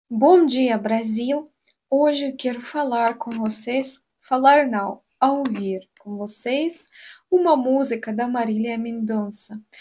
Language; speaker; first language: Portuguese; non-native, learner; Russian